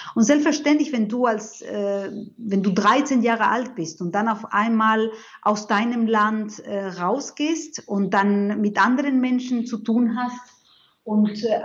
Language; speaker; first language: German; non-native, fluent; Spanish